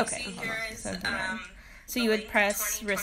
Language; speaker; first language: English; early bilingual, other home language; Arabic